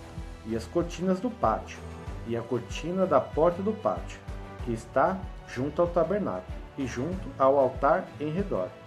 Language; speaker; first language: Portuguese; native; Portuguese